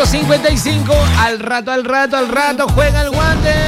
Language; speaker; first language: Spanish; native; Spanish